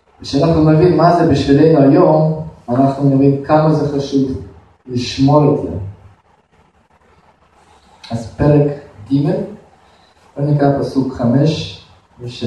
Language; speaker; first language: Hebrew; non-native, fluent; Russian